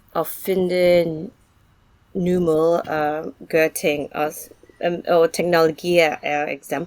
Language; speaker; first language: Danish; non-native, learner; English